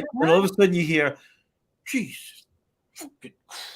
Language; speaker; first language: English; native; English